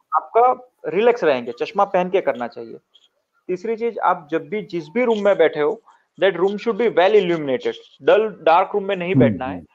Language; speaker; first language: Hindi; non-native, local second language; Gujarati